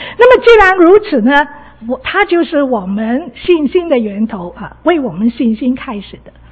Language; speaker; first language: Chinese; non-native, local second language; Cantonese